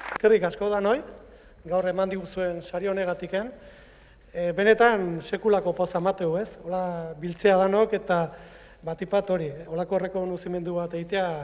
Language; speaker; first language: Basque; native; Basque